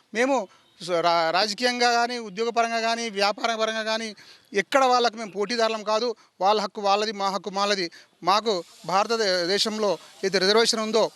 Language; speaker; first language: Telugu; non-native, local second language; Lambadi